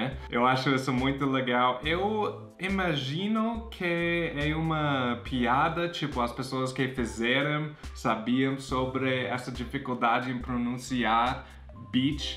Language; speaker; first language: Portuguese; non-native, fluent; English